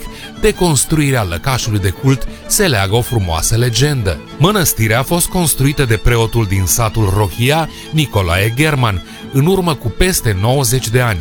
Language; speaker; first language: Romanian; native; Romanian